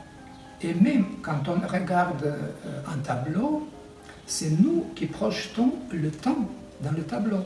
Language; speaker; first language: French; non-native, fluent; Serbian